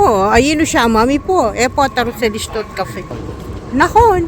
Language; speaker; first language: Hebrew; non-native, learner; Filipino